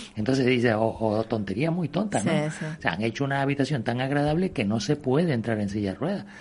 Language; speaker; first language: Spanish; native; Spanish